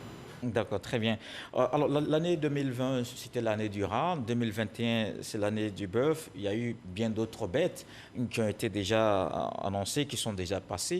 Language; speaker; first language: French; native; French